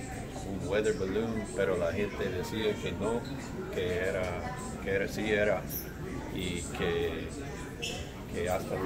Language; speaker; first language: Spanish; non-native, learner; English